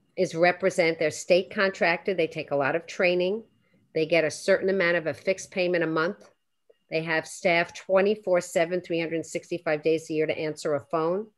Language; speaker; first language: English; native; English